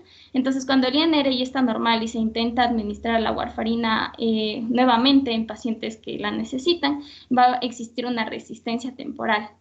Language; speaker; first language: Spanish; native; Spanish